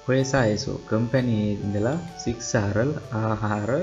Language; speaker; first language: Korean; non-native, learner; Sinhala